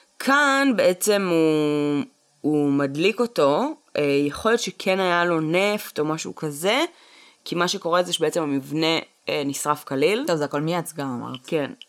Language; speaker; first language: Hebrew; early bilingual, other home language; Russian